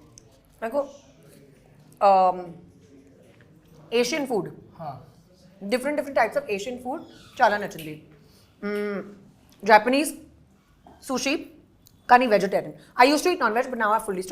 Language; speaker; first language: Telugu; non-native, fluent; Hindi